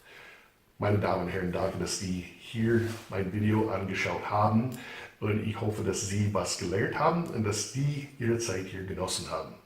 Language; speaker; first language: German; non-native, fluent; English